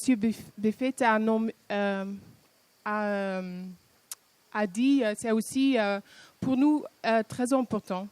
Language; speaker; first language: French; non-native, fluent; Dutch